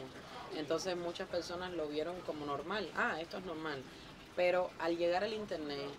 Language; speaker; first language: Spanish; native; Spanish